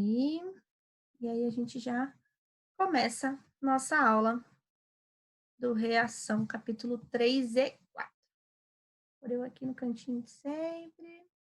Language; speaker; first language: Portuguese; native; Portuguese